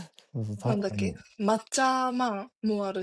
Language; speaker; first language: Japanese; non-native, fluent; Korean